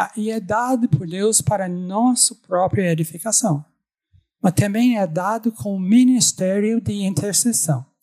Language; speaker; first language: Portuguese; non-native, fluent; English